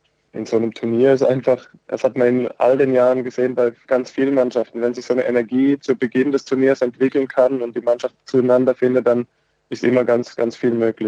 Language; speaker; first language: German; native; German